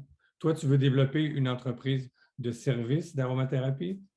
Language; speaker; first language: French; native; French